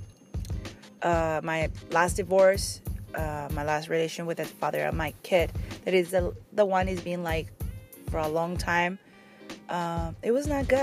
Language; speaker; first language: English; non-native, fluent; Spanish